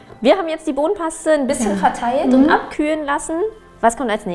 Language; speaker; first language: German; native; German